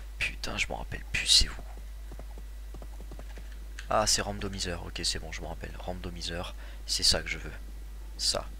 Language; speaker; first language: French; native; French